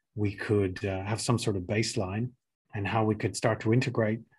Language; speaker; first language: English; native; English